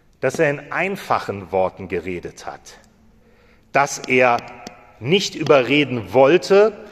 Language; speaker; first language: German; native; German